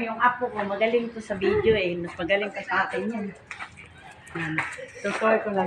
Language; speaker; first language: Filipino; non-native, local second language; Cebuano